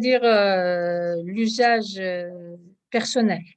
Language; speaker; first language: French; non-native, fluent; Russian